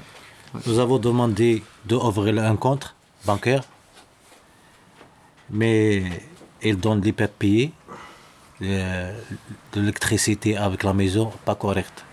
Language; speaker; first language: French; non-native, learner; Arabic